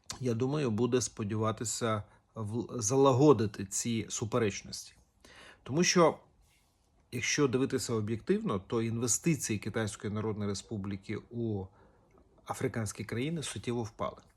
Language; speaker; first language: Ukrainian; native; Ukrainian